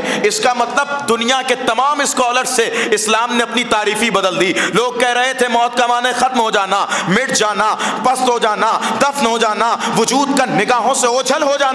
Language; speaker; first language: Urdu; native; Urdu